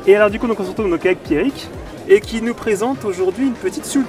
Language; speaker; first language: French; native; French